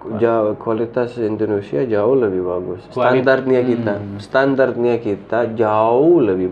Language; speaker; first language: Indonesian; non-native, fluent; Arabic